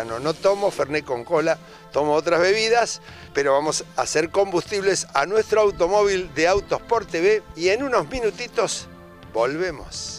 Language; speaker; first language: Spanish; native; Spanish